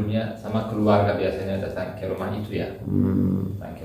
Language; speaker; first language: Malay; non-native, learner; Turkish